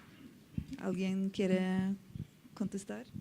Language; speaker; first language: Spanish; non-native, fluent; Norwegian